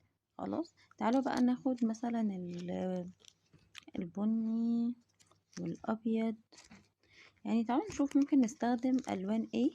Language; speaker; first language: Arabic; native; Arabic